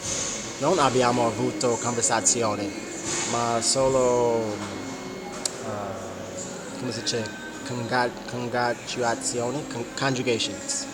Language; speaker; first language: Italian; non-native, learner; English